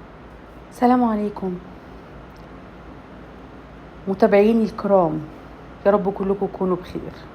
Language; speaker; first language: Arabic; native; Arabic